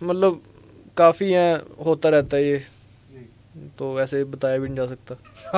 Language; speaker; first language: Hindi; non-native, local second language; Punjabi